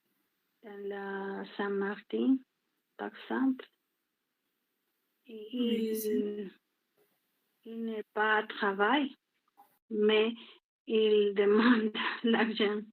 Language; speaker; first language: French; non-native, learner; Spanish